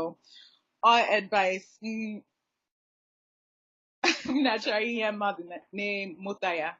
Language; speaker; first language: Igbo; non-native, learner; English